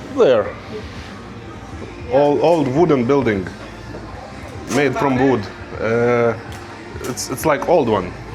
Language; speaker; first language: English; non-native, learner; Lithuanian